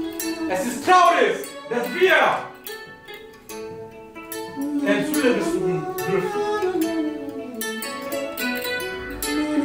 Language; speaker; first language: German; non-native, learner; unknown